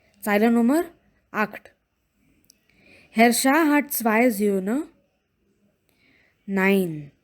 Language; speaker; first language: German; non-native, fluent; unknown